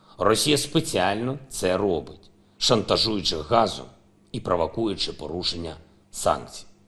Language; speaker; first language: Ukrainian; non-native, local second language; Russian